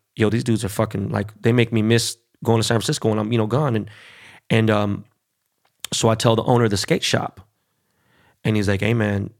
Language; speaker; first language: English; early bilingual, other home language; Spanish